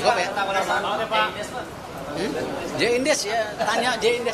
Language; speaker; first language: Indonesian; native; Indonesian